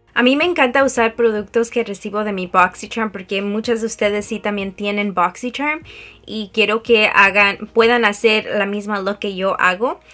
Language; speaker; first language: Spanish; early bilingual, heritage; Spanish